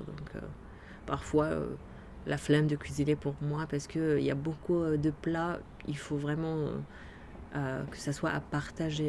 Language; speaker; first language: French; non-native, fluent; Arabic